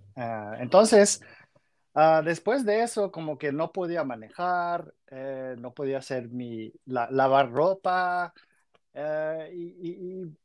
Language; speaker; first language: Spanish; early bilingual, other home language; English